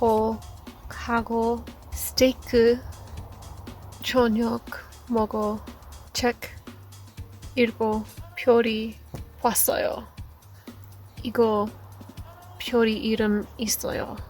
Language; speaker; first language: Korean; non-native, learner; English